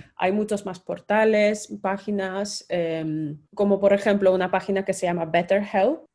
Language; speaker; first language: Spanish; non-native, fluent; Polish